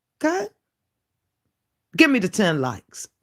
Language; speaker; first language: English; native; English